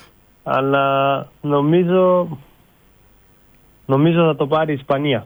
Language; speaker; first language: Greek; non-native, fluent; Bulgarian